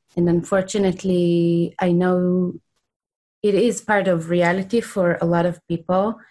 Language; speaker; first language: English; non-native, fluent; Hebrew